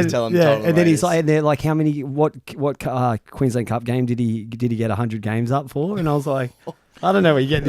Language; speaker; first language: English; native; English